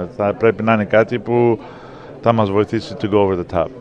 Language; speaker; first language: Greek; early bilingual, heritage; English